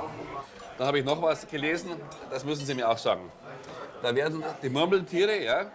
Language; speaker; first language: German; native; German